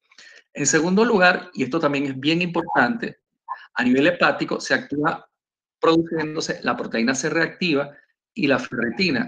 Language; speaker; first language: Spanish; native; Spanish